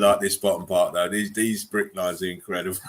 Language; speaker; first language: English; native; English